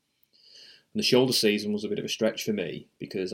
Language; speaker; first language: English; native; English